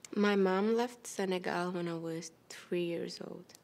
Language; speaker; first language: English; non-native, fluent; Wolof